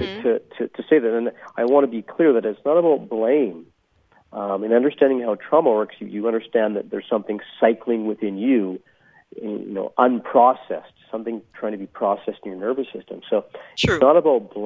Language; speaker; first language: English; native; English